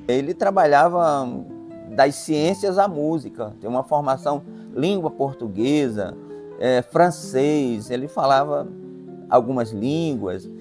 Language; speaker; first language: Portuguese; native; Portuguese